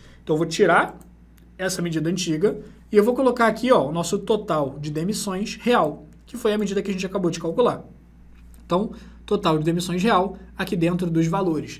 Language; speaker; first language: Portuguese; native; Portuguese